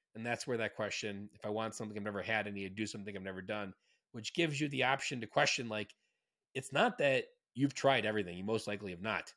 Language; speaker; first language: English; native; English